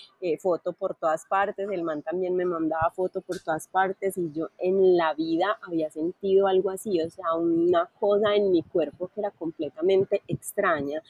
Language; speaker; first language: Spanish; native; Spanish